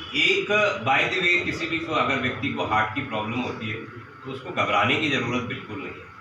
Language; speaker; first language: Hindi; native; Hindi